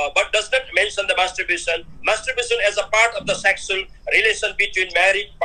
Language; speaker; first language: English; non-native, local second language; Nepali